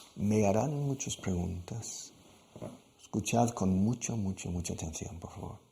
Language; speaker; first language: Spanish; non-native, fluent; English